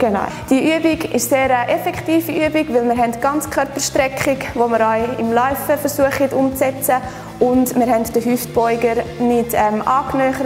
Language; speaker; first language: German; native; German